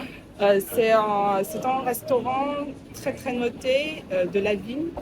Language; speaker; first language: French; non-native, learner; Vietnamese